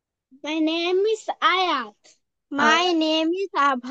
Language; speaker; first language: English; non-native, learner; Bangla